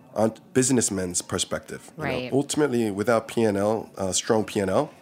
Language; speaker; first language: English; early bilingual, other home language; Korean